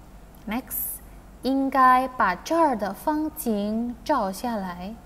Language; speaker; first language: Chinese; non-native, fluent; Indonesian